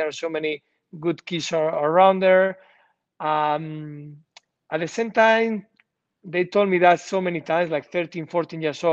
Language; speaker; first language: English; non-native, learner; Spanish